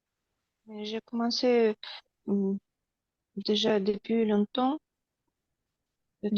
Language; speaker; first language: French; non-native, learner; Russian